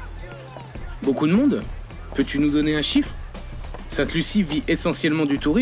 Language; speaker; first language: French; native; French